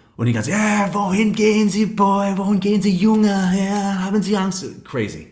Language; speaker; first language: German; non-native, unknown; English